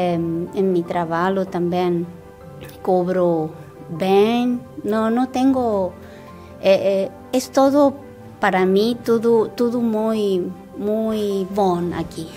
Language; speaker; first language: Portuguese; non-native, learner; Spanish